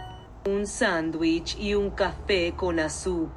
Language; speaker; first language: Spanish; non-native, learner; English